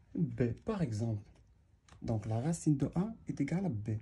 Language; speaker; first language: French; non-native, local second language; Arabic